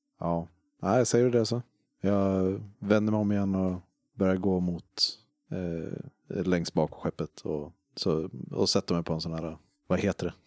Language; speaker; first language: Swedish; native; Swedish